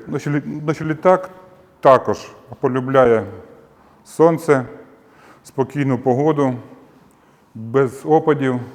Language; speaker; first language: Ukrainian; non-native, local second language; Russian